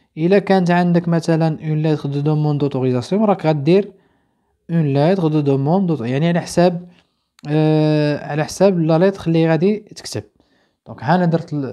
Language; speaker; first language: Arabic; native; Arabic